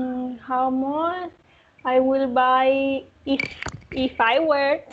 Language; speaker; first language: English; non-native, learner; Spanish